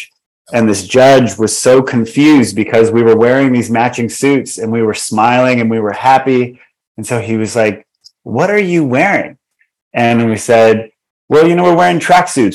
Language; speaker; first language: English; native; English